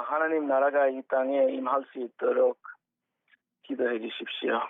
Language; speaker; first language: Korean; non-native, fluent; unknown